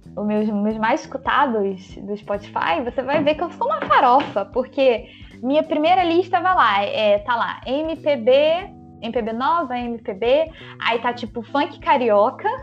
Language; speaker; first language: Portuguese; native; Portuguese